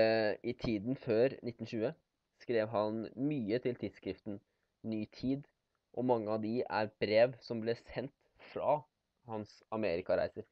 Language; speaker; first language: Norwegian; native; Norwegian